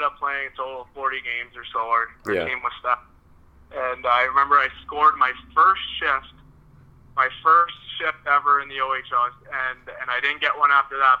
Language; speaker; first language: English; non-native, fluent; French